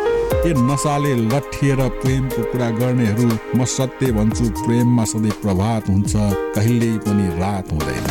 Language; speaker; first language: Nepali; native; Nepali